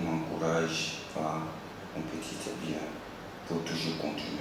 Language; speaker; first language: French; non-native, local second language; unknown